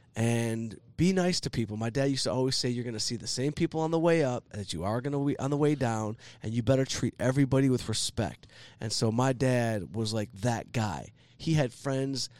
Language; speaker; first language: English; native; English